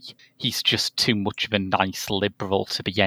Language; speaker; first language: English; native; English